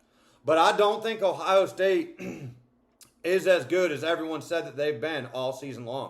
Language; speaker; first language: English; native; English